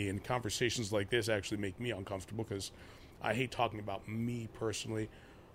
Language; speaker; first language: English; native; English